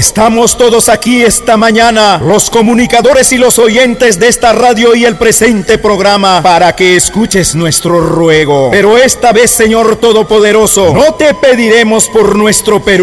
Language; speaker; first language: Spanish; native; Spanish